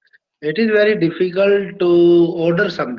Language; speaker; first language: English; non-native, learner; Hindi